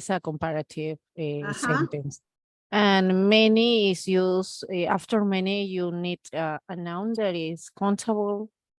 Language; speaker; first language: English; non-native, learner; Spanish